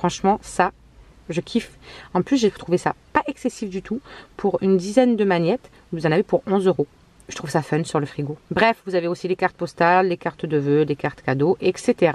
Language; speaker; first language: French; native; French